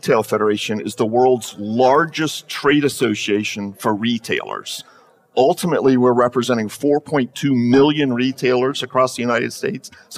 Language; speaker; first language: English; native; English